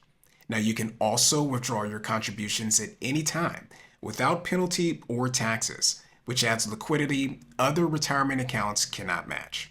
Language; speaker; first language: English; native; English